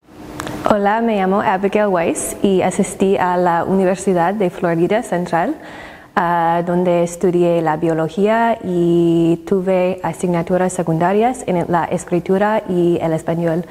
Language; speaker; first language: Spanish; non-native, fluent; English